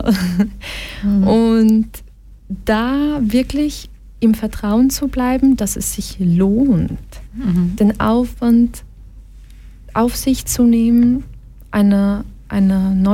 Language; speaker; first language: German; early bilingual, other home language; Portuguese